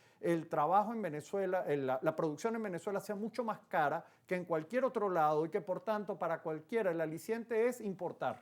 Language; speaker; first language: Spanish; native; Spanish